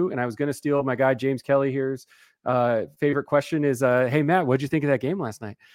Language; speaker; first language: English; native; English